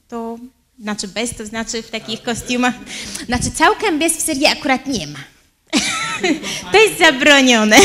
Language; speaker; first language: Polish; early bilingual, heritage; Arabic